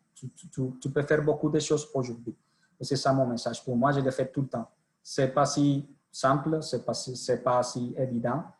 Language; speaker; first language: French; non-native, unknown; Spanish